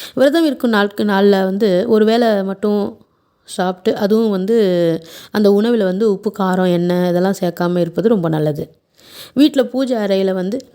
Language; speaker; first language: Tamil; non-native, local second language; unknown